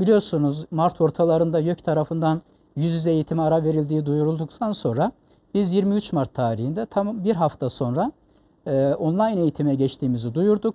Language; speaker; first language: Turkish; native; Turkish